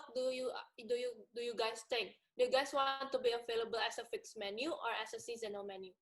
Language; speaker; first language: English; non-native, learner; Indonesian